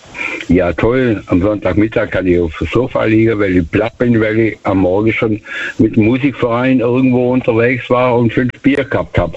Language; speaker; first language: German; native; German